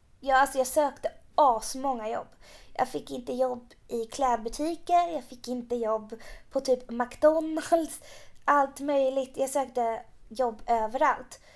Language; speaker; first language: Swedish; early bilingual, other home language; Persian